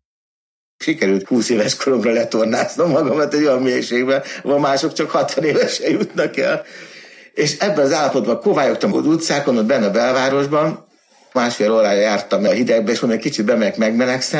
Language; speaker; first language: Hungarian; native; Hungarian